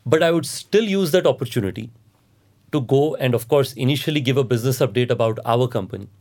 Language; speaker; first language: English; non-native, local second language; Hindi